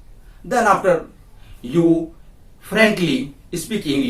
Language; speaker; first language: English; non-native, learner; Hindi